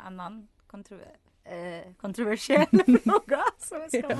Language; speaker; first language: Swedish; non-native, fluent; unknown